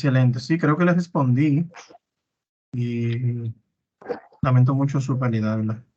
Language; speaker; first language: Spanish; native; Spanish